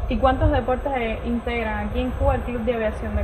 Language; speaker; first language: Spanish; native; Spanish